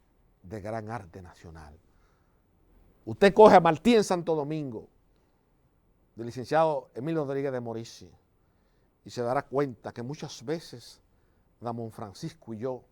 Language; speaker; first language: Spanish; native; Spanish